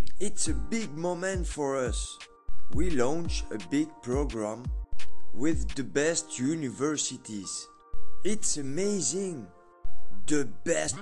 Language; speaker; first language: English; non-native, learner; French